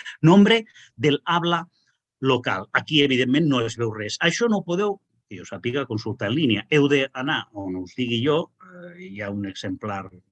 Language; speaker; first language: Catalan; non-native, local second language; Spanish